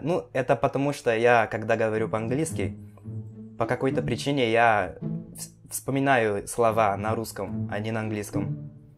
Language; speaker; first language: Russian; non-native, learner; Portuguese